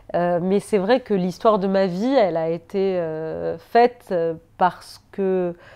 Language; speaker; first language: French; native; French